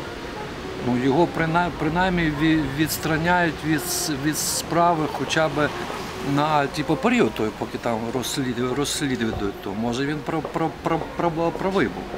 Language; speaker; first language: Ukrainian; native; Ukrainian